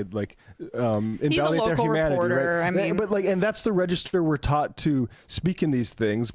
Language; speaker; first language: English; native; English